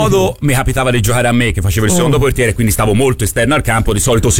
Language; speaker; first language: Italian; native; Italian